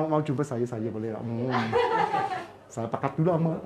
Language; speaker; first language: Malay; non-native, local second language; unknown